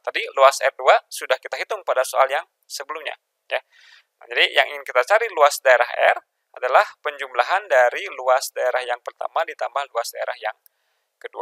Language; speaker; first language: Indonesian; native; Indonesian